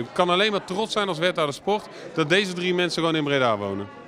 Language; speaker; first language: Dutch; native; Dutch